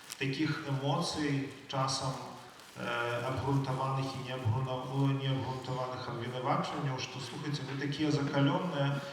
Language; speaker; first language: Belarusian; non-native, local second language; Russian